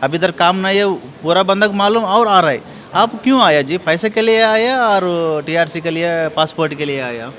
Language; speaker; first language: Hindi; non-native, local second language; Telugu